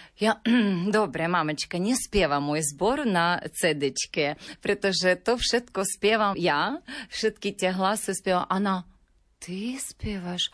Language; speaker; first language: Slovak; non-native, learner; Ukrainian